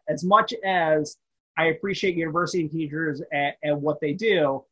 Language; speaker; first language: English; native; English